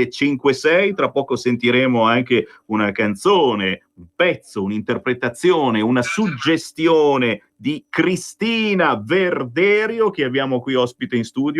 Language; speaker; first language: Italian; native; Italian